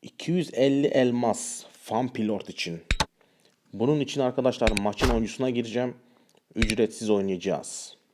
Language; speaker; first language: Turkish; early bilingual, heritage; Turkish